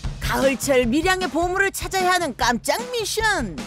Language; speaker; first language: Korean; native; Korean